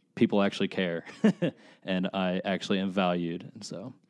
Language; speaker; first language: English; native; English